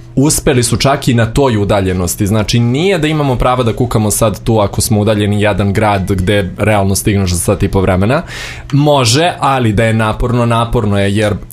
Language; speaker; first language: Serbian; native; Serbian